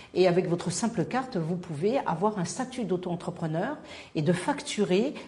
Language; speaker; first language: French; non-native, local second language; Arabic